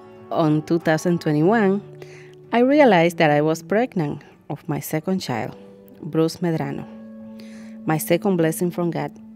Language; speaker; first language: English; non-native, fluent; Spanish